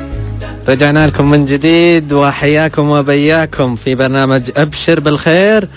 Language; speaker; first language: Arabic; native; Arabic